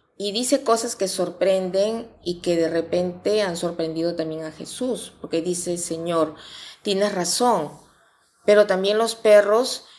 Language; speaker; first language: Spanish; non-native, fluent; Italian